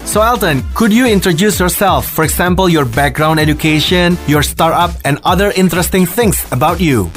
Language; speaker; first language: English; non-native, fluent; Javanese